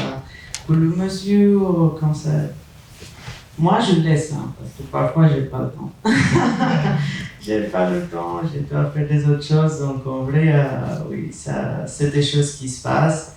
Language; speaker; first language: French; non-native, fluent; Spanish